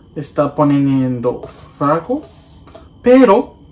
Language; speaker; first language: Spanish; non-native, learner; Japanese